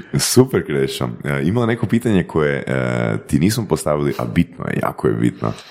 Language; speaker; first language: Croatian; native; Croatian